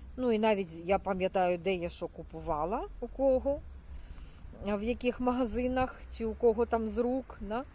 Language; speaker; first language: Ukrainian; non-native, local second language; Russian